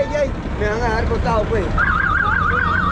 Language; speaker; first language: Spanish; native; Spanish